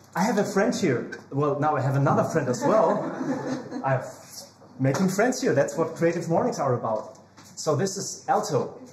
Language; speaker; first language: English; non-native, fluent; German